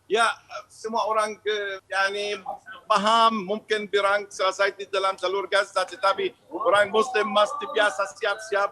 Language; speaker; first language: Indonesian; non-native, learner; Arabic